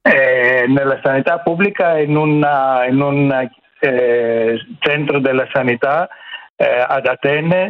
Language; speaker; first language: Italian; non-native, fluent; Greek